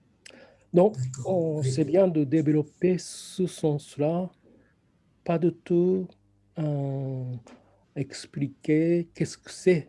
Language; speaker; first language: French; non-native, fluent; Japanese